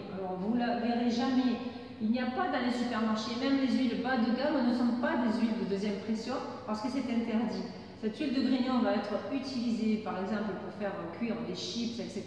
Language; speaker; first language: French; native; French